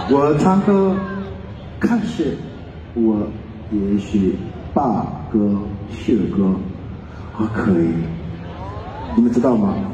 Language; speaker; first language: Chinese; non-native, learner; Korean